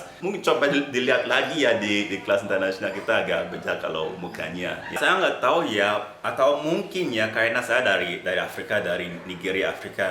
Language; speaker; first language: Indonesian; non-native, fluent; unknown